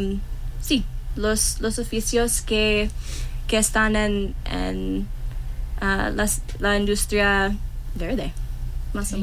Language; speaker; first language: Spanish; non-native, learner; English